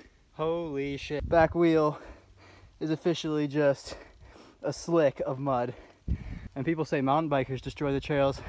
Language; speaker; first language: English; native; English